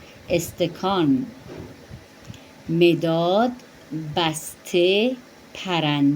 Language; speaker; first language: Persian; non-native, fluent; Urdu